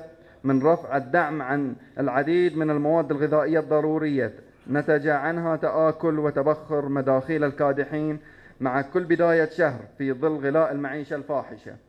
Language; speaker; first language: Arabic; native; Arabic